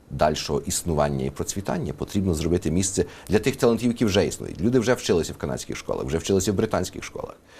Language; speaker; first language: Ukrainian; early bilingual, heritage; Ukrainian